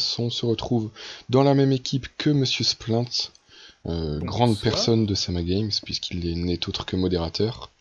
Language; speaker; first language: French; native; French